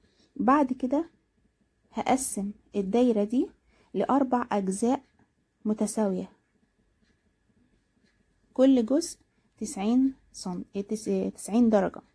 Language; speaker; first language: Arabic; native; Arabic